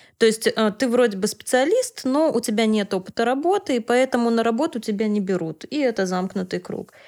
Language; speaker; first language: Russian; native; Russian